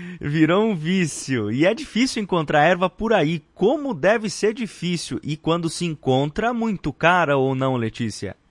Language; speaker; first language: Portuguese; native; Portuguese